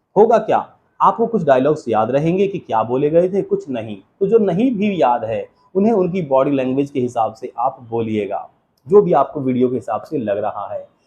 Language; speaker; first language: Hindi; native; Hindi